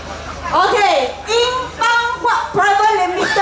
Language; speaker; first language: English; non-native, local second language; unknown